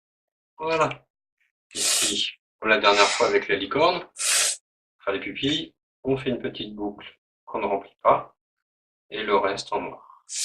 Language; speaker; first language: French; native; French